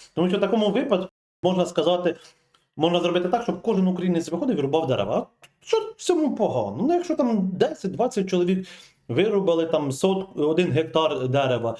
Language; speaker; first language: Ukrainian; native; Ukrainian